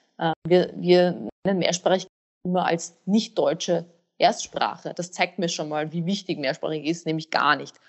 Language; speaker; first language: German; early bilingual, other home language; Bosnian